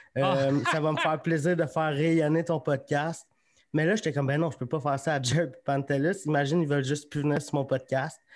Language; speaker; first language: French; native; French